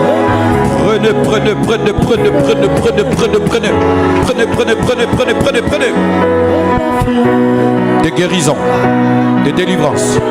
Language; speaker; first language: French; non-native, local second language; Lingala